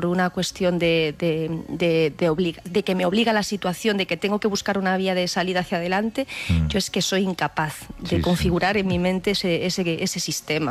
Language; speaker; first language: Spanish; native; Spanish